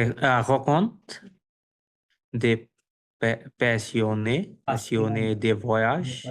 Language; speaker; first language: French; non-native, learner; Bangla